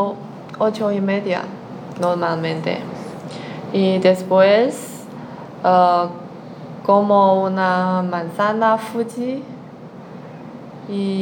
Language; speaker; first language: Spanish; non-native, learner; Chinese